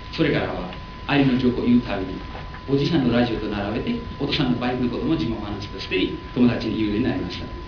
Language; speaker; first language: Japanese; non-native, fluent; Nepali